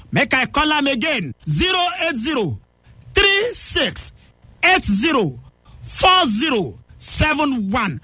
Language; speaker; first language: Nigerian Pidgin; native; Nigerian Pidgin